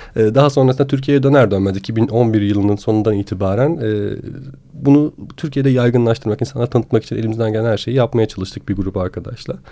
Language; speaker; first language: Turkish; native; Turkish